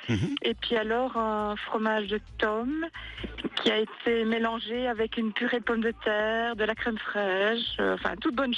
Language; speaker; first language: French; native; French